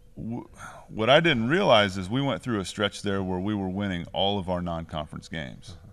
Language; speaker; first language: English; native; English